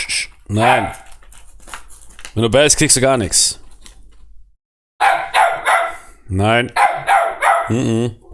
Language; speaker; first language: German; native; German